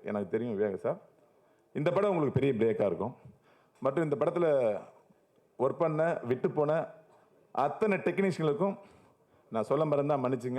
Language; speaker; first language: Tamil; native; Tamil